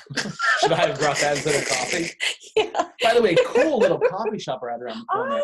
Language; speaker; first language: English; native; English